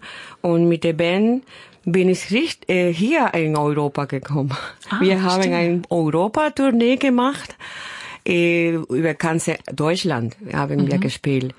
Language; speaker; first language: German; non-native, fluent; Spanish